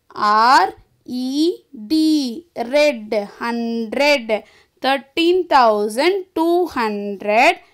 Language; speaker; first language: English; non-native, local second language; Tamil